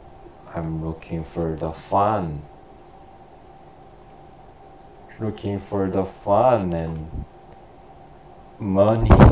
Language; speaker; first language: English; non-native, learner; Korean